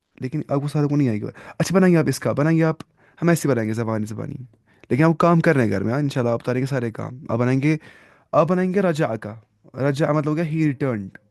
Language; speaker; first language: Urdu; native; Urdu